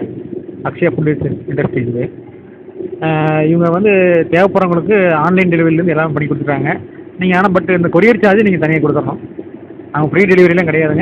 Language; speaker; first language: Tamil; native; Tamil